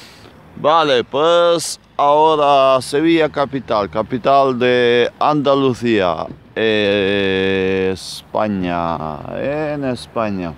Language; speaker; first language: Spanish; non-native, fluent; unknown